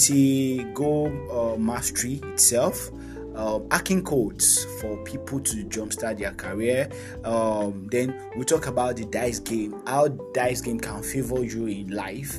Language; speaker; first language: English; non-native, local second language; Yoruba